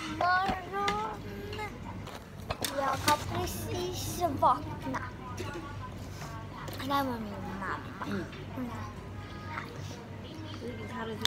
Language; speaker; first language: Swedish; early bilingual, other home language; Thai